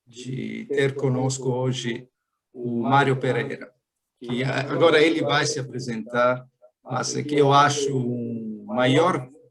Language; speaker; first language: Portuguese; non-native, fluent; Italian